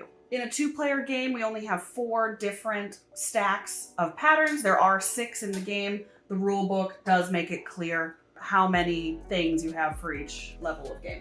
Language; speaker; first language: English; native; English